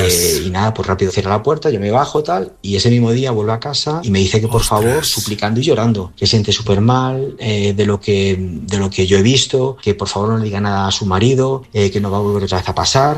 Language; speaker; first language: Spanish; native; Spanish